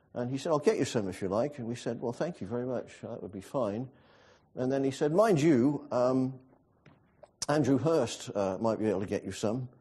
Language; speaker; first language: English; native; English